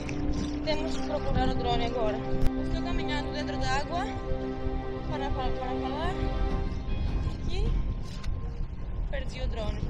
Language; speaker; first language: Portuguese; non-native, learner; Greek